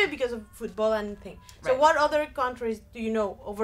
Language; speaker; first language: English; non-native, fluent; Spanish